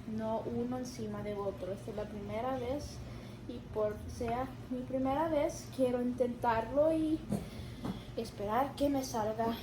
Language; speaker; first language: Spanish; early bilingual, other home language; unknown